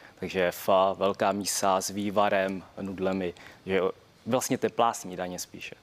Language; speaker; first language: Czech; early bilingual, other home language; Vietnamese